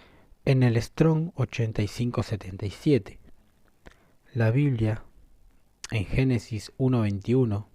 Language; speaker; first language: Spanish; native; Spanish